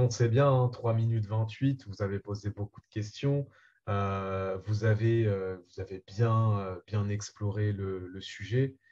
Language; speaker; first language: French; native; French